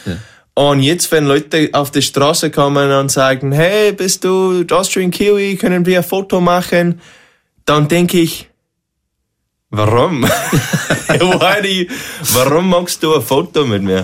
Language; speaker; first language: German; non-native, learner; English